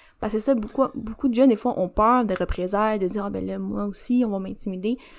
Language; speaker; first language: French; native; French